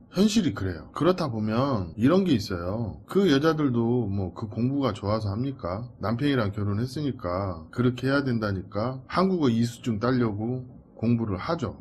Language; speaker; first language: Korean; native; Korean